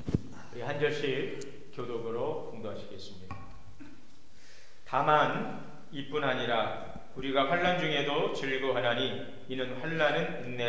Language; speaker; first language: Korean; native; Korean